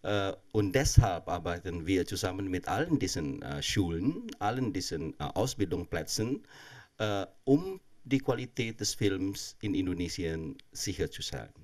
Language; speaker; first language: German; non-native, fluent; Indonesian